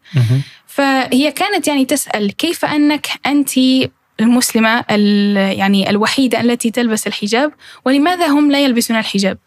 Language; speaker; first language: Arabic; early bilingual, heritage; Arabic